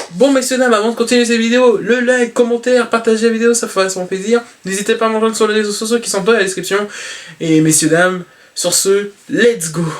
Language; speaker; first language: French; native; French